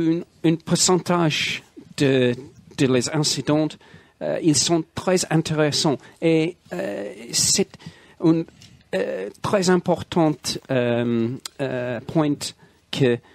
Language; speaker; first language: French; non-native, learner; English